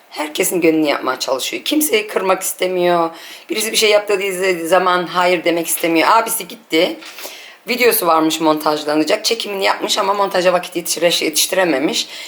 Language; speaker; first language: Turkish; early bilingual, heritage; Turkish